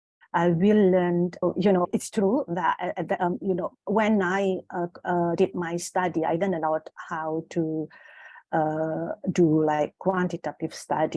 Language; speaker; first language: English; non-native, fluent; Indonesian